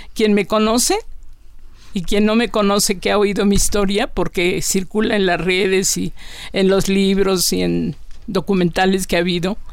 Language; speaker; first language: Spanish; native; Spanish